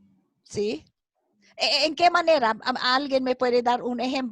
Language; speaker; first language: Spanish; non-native, fluent; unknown